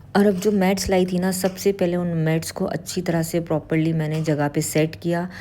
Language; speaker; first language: Urdu; native; Urdu